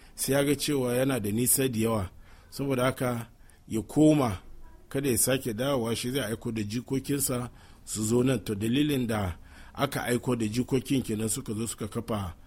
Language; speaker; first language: Hausa; non-native, local second language; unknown